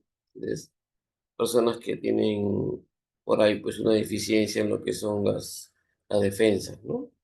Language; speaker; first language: Spanish; native; Spanish